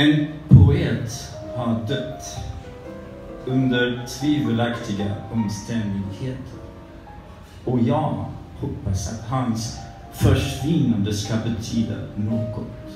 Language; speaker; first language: Swedish; non-native, learner; French